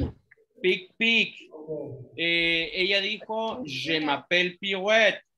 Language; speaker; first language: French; non-native, fluent; Spanish